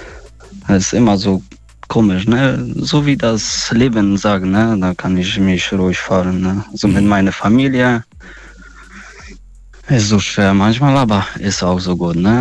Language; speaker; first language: German; non-native, learner; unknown